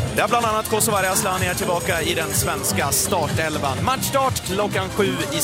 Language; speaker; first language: Swedish; native; Swedish